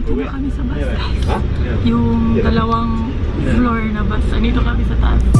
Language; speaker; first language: Filipino; non-native, local second language; Cebuano